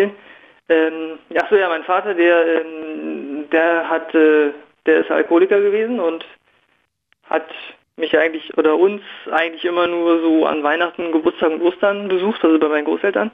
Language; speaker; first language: German; native; German